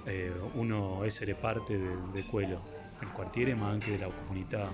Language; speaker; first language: Italian; non-native, learner; Spanish